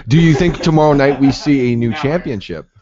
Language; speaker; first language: English; native; English